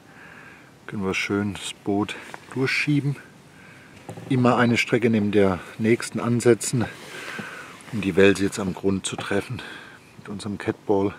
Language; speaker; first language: German; native; German